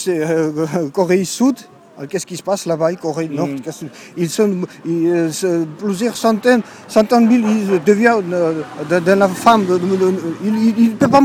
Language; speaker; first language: French; non-native, learner; Georgian